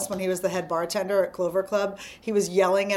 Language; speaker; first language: English; native; English